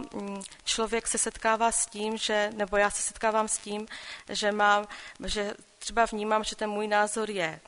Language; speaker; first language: Czech; non-native, local second language; Polish